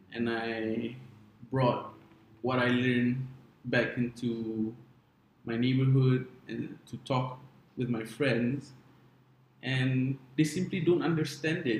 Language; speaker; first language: English; non-native, local second language; Malay